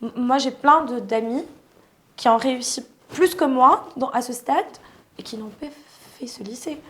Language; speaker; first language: French; non-native, local second language; Arabic